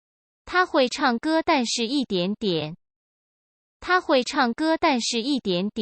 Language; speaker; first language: Chinese; non-native, learner; Urdu